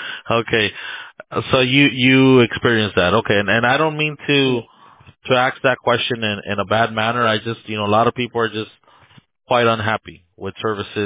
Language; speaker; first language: English; early bilingual, other home language; Spanish